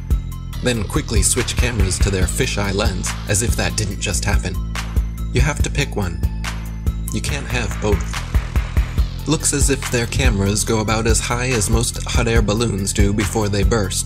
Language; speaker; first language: English; native; English